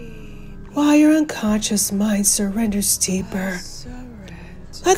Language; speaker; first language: English; native; English